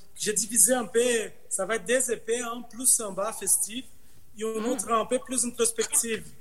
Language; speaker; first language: French; non-native, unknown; Portuguese